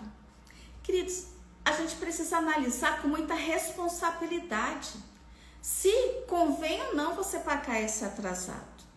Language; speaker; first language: Portuguese; native; Portuguese